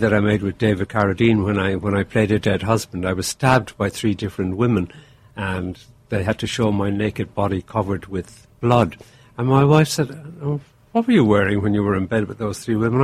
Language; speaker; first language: English; native; English